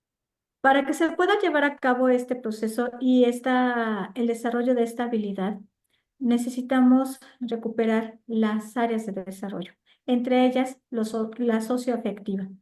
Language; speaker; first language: Spanish; native; Spanish